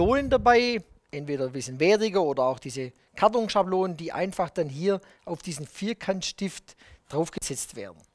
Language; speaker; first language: German; native; German